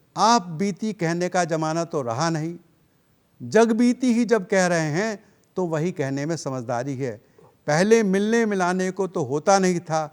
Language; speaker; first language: Hindi; native; Hindi